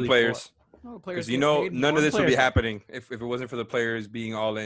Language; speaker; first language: English; native; English